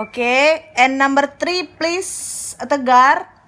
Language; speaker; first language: English; non-native, local second language; Indonesian